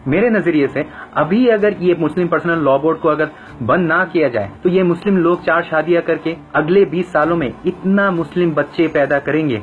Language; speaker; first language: Hindi; non-native, fluent; Bangla